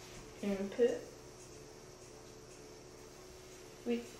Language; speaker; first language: French; non-native, learner; English